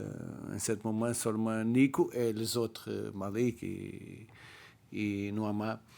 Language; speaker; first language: French; non-native, learner; Portuguese